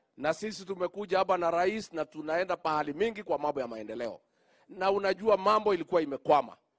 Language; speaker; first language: Swahili; non-native, local second language; Kikuyu